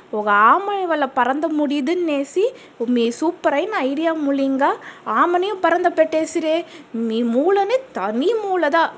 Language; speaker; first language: Telugu; native; Telugu